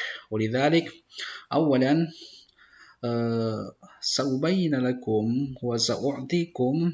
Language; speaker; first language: Arabic; non-native, fluent; Indonesian